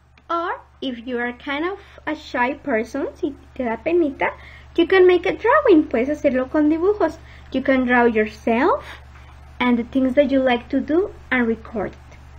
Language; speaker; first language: English; non-native, fluent; Spanish